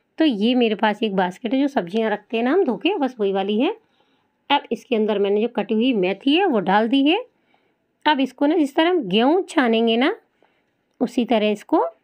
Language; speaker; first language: Hindi; native; Hindi